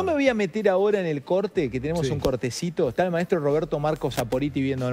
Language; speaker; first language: Spanish; native; Spanish